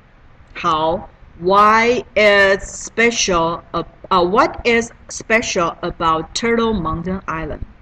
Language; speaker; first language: English; non-native, learner; Chinese